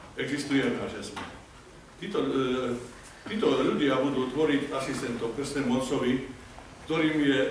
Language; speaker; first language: Slovak; native; Slovak